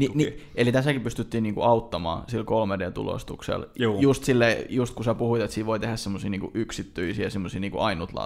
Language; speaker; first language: Finnish; native; Finnish